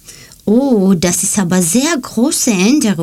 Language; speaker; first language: German; non-native, learner; Greek